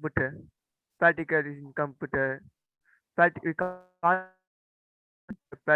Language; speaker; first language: English; non-native, learner; Tamil